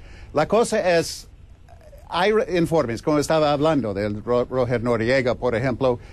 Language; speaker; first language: Spanish; non-native, fluent; English